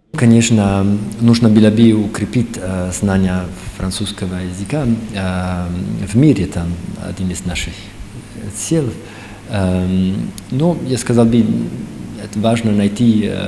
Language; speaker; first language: Russian; non-native, learner; French